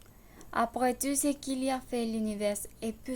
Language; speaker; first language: French; non-native, learner; Spanish